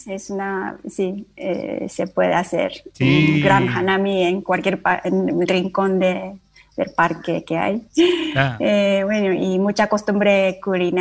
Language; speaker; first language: Spanish; non-native, fluent; Japanese